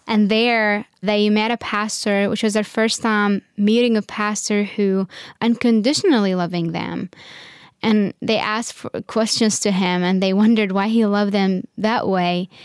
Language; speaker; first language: English; non-native, fluent; Arabic